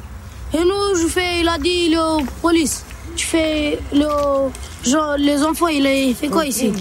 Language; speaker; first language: French; non-native, learner; Romanian